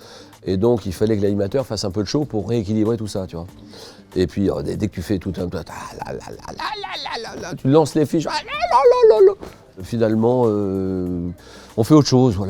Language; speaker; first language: French; native; French